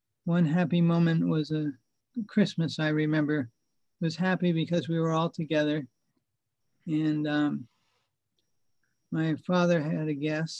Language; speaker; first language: English; native; English